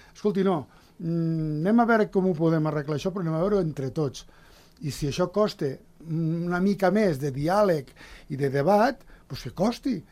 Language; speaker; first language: Catalan; native; Catalan